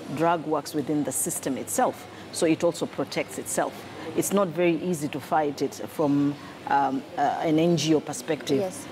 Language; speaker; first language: English; non-native, local second language; Swahili